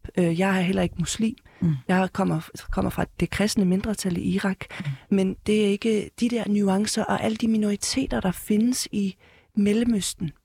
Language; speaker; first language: Danish; early bilingual, heritage; Danish